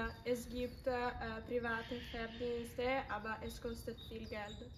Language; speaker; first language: German; non-native, learner; Italian